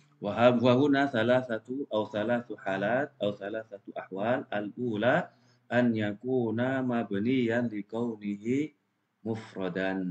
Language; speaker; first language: Arabic; non-native, fluent; Indonesian